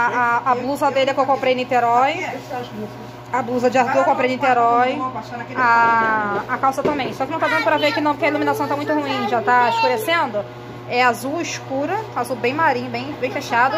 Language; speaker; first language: Portuguese; native; Portuguese